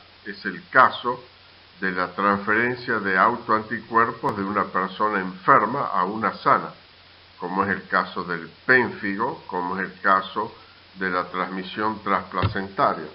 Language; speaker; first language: Spanish; native; Spanish